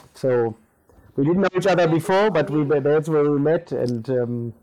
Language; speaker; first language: English; non-native, local second language; German